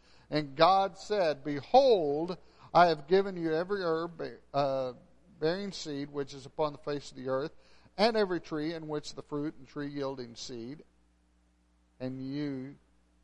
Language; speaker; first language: English; native; English